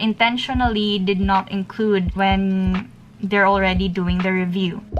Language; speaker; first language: English; non-native, local second language; Filipino